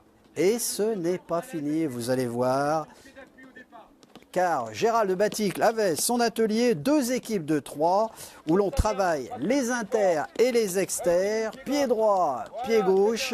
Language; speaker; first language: French; native; French